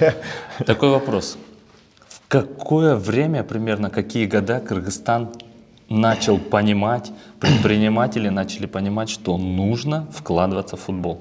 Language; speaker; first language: Russian; native; Russian